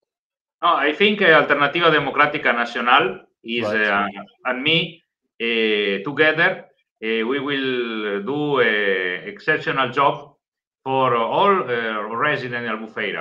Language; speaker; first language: English; non-native, learner; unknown